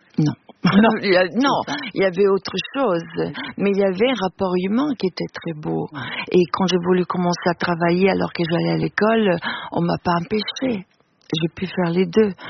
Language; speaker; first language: French; non-native, fluent; Italian